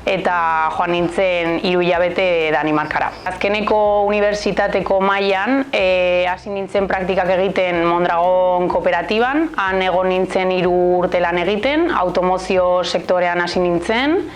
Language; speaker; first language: Basque; non-native, local second language; Spanish